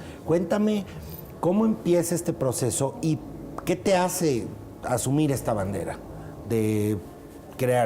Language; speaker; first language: Spanish; native; Spanish